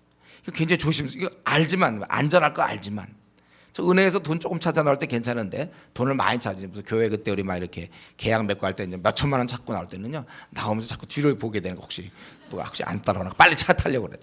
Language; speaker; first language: Korean; native; Korean